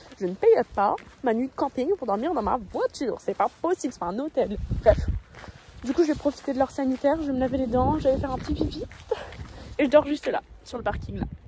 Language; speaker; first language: French; native; French